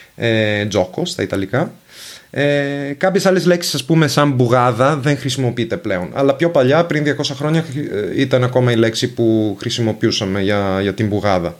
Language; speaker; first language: Greek; non-native, fluent; Venetian